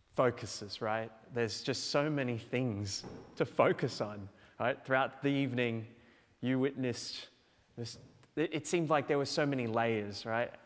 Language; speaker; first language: English; native; English